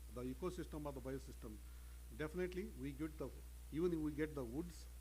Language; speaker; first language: English; non-native, local second language; Kannada